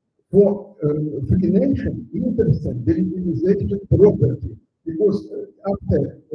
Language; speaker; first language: English; non-native, learner; Russian